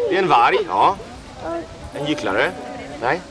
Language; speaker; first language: Swedish; native; Swedish